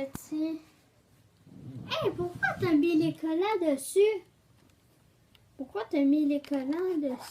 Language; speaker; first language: French; native; French